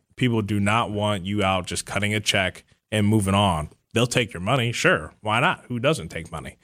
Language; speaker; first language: English; native; English